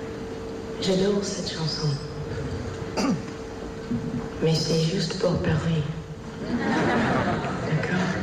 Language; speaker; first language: French; non-native, learner; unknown